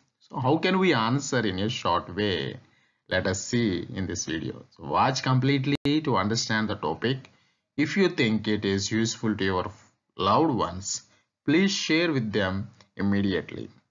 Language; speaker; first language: English; non-native, local second language; Telugu